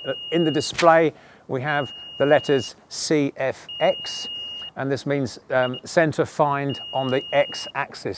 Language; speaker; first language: English; native; English